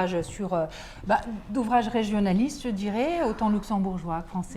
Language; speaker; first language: French; native; French